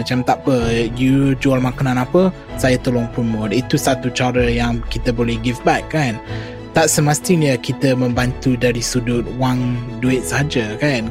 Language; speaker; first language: Malay; non-native, fluent; English